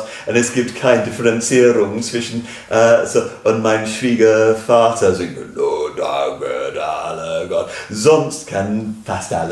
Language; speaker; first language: German; non-native, fluent; English